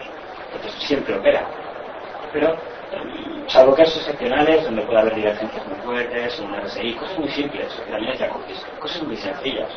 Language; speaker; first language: Spanish; native; Spanish